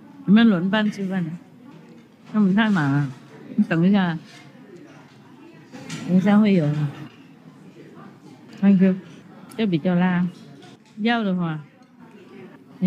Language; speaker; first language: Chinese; non-native, fluent; Vietnamese